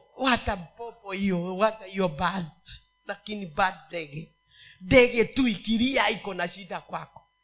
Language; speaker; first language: Swahili; non-native, local second language; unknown